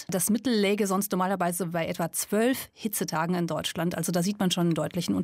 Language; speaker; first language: German; native; German